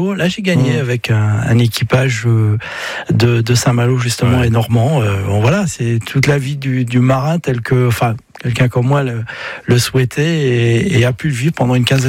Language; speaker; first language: French; native; French